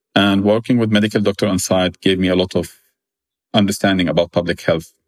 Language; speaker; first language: English; non-native, fluent; Arabic